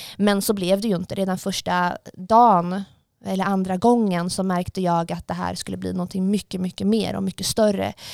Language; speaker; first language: Swedish; early bilingual, other home language; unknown